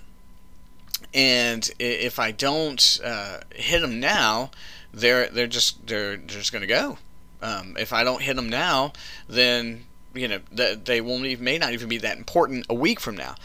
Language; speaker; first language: English; native; English